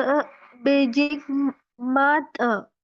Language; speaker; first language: Chinese; non-native, learner; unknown